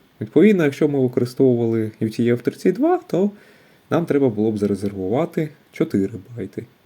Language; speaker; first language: Ukrainian; native; Ukrainian